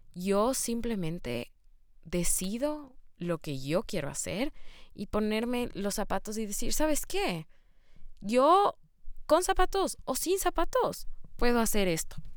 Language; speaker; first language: Spanish; native; Spanish